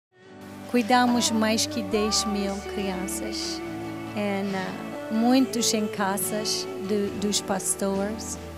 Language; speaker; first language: Portuguese; non-native, learner; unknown